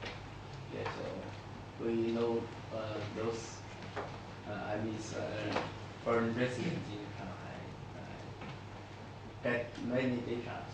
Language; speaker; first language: English; non-native, fluent; Chinese